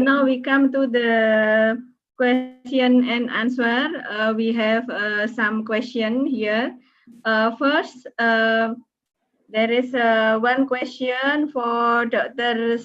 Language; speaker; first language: English; non-native, learner; Indonesian